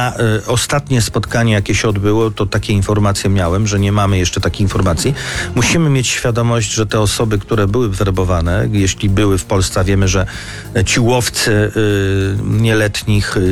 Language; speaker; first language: Polish; native; Polish